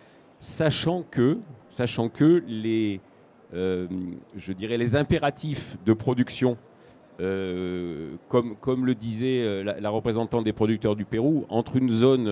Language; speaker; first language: French; native; French